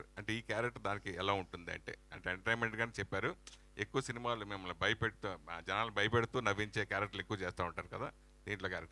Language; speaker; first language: Telugu; native; Telugu